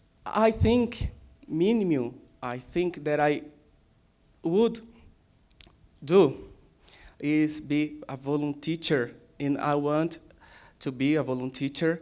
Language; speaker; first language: English; non-native, learner; Portuguese